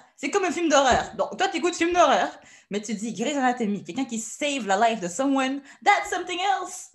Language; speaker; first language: French; native; French